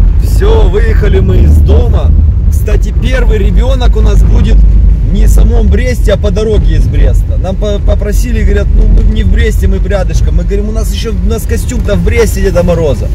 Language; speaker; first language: Russian; native; Russian